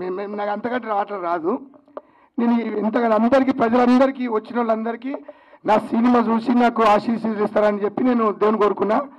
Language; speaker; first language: Telugu; native; Telugu